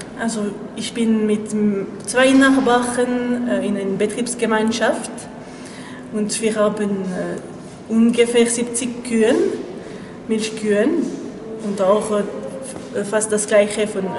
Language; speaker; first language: German; non-native, local second language; French